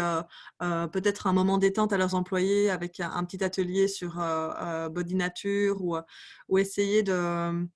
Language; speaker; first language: French; native; French